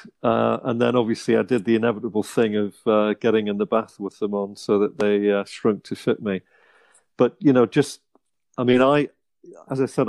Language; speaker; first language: English; native; English